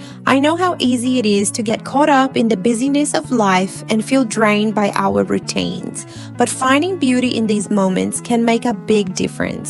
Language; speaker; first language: English; native; English